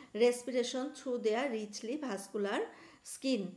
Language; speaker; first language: English; non-native, local second language; Assamese